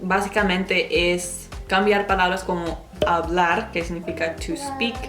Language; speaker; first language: Spanish; non-native, fluent; English